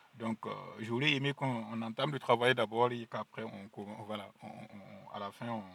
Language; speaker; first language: French; non-native, local second language; Mossi